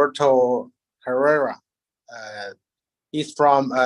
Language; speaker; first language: English; non-native, learner; Chinese